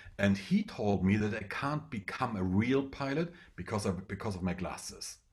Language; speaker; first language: English; non-native, fluent; German